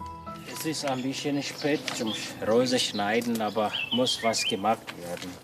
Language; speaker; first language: German; non-native, learner; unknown